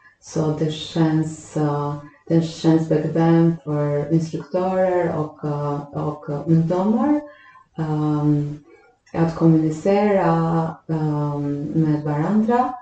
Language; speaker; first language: Swedish; non-native, fluent; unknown